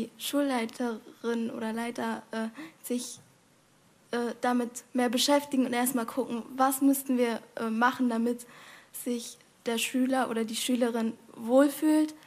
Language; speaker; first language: German; non-native, fluent; Arabic